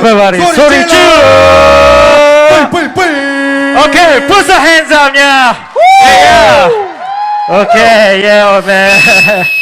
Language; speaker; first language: English; non-native, learner; Korean